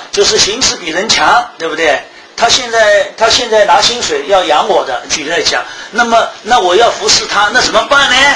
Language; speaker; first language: Chinese; early bilingual, heritage; Chinese